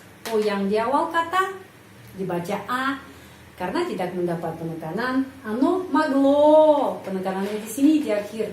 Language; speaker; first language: Indonesian; non-native, fluent; Russian